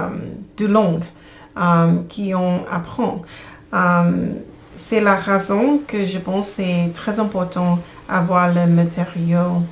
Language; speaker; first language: French; non-native, learner; English